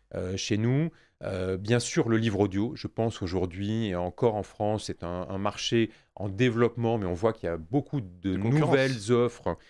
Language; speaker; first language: French; native; French